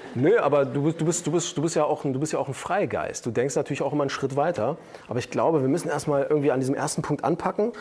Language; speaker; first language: German; early bilingual, other home language; Turkish